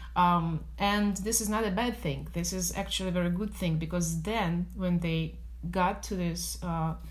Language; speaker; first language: English; non-native, fluent; Russian